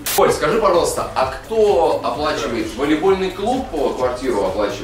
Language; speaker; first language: Russian; native; Russian